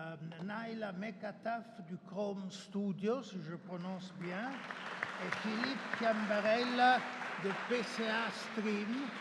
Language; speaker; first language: French; non-native, learner; Italian